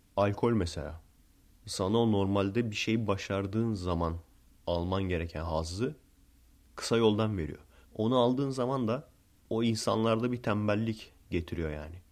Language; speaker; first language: Turkish; early bilingual, heritage; Turkish